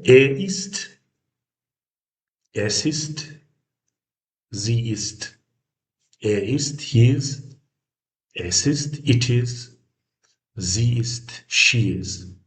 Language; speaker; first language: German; non-native, fluent; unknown